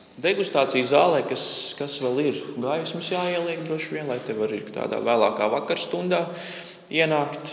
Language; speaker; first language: Latvian; native; Latvian